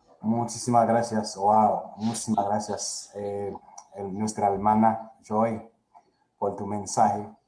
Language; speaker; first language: Spanish; non-native, fluent; Haitian Creole